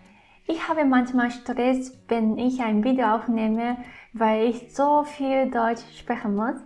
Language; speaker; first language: German; non-native, fluent; Japanese